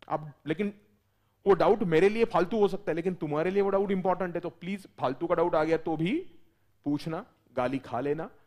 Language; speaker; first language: Hindi; non-native, local second language; Marathi